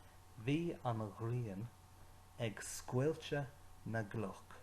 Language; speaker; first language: Irish; non-native, local second language; English